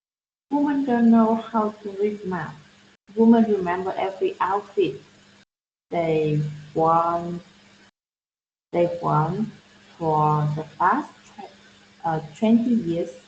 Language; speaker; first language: English; non-native, learner; Vietnamese